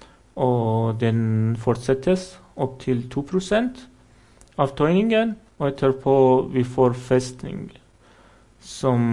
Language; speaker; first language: Norwegian; non-native, fluent; Persian